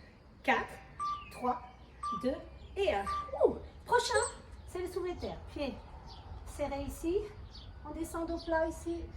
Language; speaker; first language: French; native; French